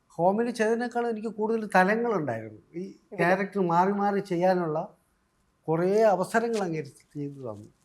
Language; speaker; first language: Malayalam; native; Malayalam